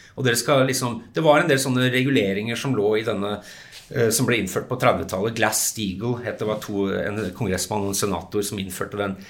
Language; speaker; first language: Norwegian; early bilingual, other home language; English